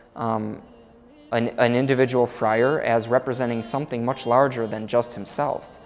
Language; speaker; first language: English; native; English